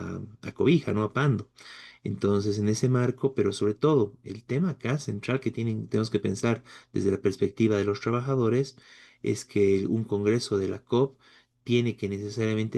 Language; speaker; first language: Spanish; native; Spanish